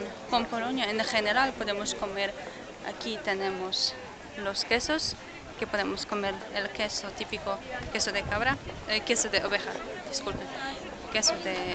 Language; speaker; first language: Spanish; non-native, fluent; Polish